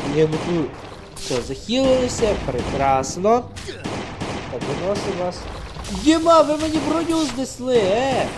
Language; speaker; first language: Ukrainian; non-native, local second language; Russian